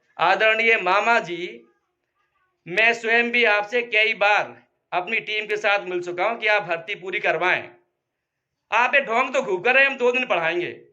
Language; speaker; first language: Hindi; native; Hindi